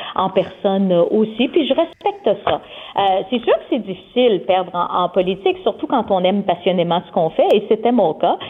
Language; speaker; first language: French; native; French